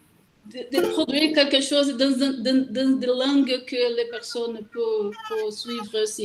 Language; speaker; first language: French; non-native, learner; Portuguese